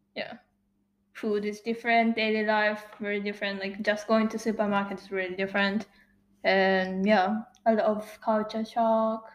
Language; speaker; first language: English; non-native, fluent; Japanese